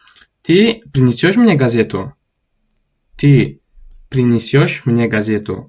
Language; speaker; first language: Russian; non-native, fluent; Tajik